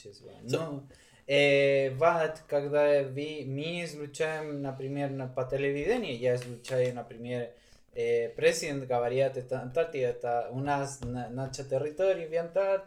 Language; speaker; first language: Russian; non-native, learner; Spanish